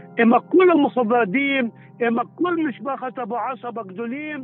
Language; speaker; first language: Hebrew; non-native, local second language; Arabic